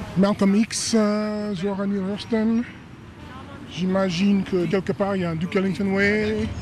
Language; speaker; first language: French; non-native, fluent; English